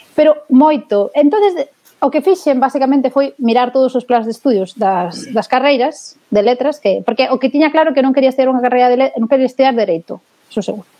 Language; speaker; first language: Galician; native; Galician